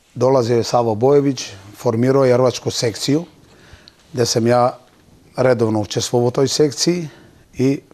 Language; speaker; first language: Serbian; non-native, local second language; Turkish